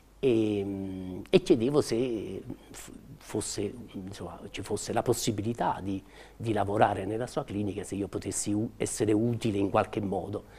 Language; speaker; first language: Italian; native; Italian